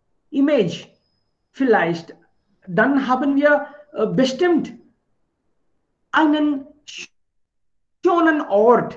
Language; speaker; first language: German; non-native, fluent; Hindi